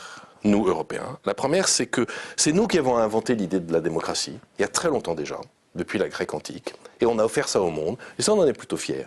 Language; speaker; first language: French; native; French